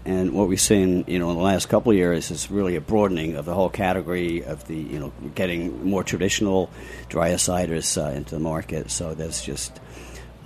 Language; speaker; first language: English; native; English